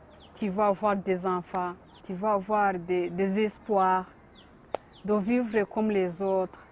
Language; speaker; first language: French; non-native, local second language; Kinyarwanda